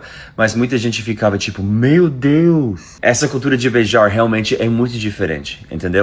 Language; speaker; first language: Portuguese; non-native, fluent; English